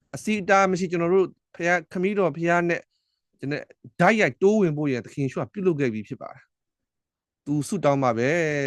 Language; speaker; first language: Burmese; non-native, local second language; S'gaw Karen